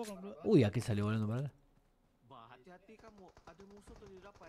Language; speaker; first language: Spanish; native; Spanish